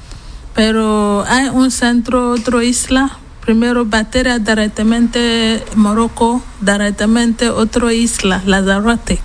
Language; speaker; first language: Spanish; non-native, learner; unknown